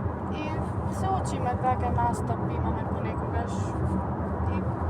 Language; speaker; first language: Macedonian; early bilingual, heritage; Macedonian